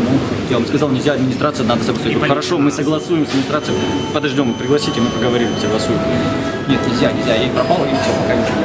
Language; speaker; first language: Russian; native; Russian